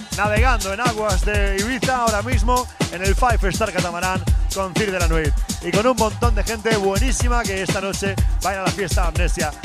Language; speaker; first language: Spanish; native; Spanish